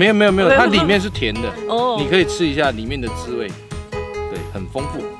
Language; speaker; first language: Chinese; native; Chinese